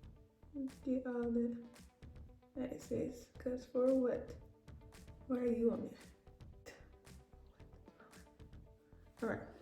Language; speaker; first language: English; native; English